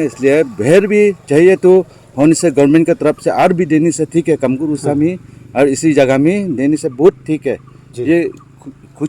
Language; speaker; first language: Hindi; non-native, local second language; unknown